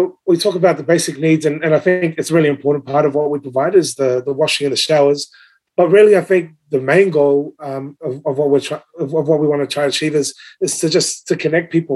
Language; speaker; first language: English; native; English